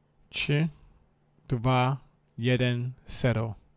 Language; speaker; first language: Polish; non-native, learner; English